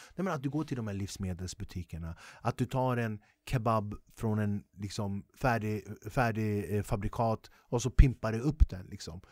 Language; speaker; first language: Swedish; early bilingual, other home language; Kurdish